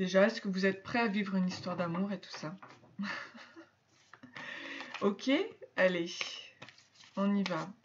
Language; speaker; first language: French; native; French